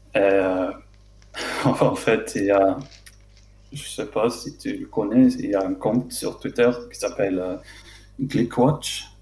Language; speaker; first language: French; non-native, fluent; English